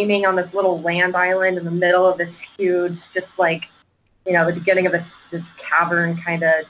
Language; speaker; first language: English; native; English